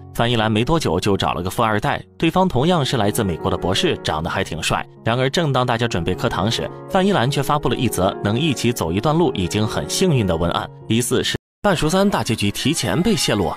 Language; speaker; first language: Chinese; native; Chinese